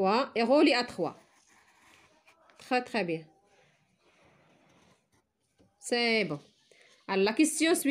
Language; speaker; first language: French; non-native, local second language; Arabic